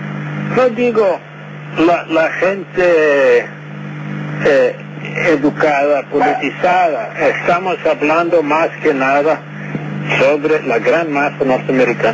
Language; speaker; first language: Spanish; non-native, fluent; English